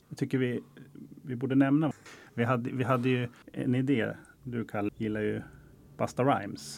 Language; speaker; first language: Swedish; native; Swedish